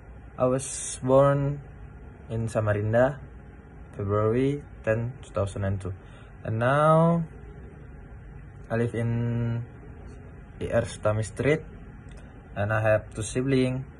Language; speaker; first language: English; non-native, learner; Indonesian